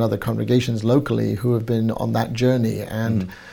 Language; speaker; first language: English; native; English